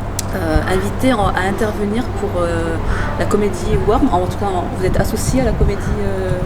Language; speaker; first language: French; native; French